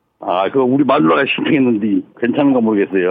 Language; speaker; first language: Korean; native; Korean